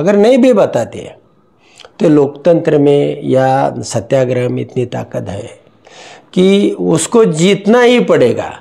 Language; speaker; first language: Hindi; non-native, local second language; Marathi